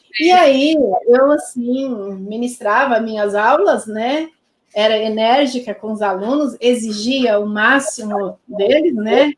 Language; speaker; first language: Portuguese; non-native, local second language; Low German